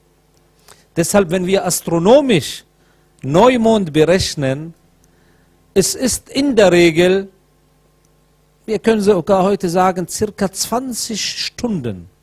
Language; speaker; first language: German; non-native, fluent; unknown